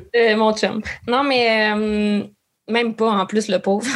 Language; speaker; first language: French; native; French